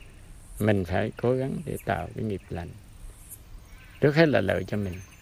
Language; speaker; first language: Vietnamese; native; Vietnamese